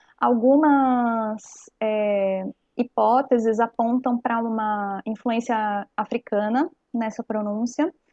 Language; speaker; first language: Portuguese; native; Portuguese